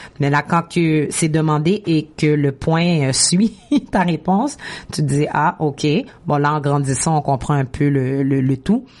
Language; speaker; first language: French; native; French